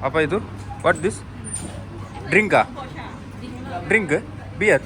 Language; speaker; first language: English; non-native, local second language; Tulu